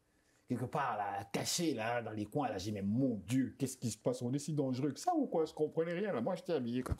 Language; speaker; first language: French; non-native, local second language; Lingala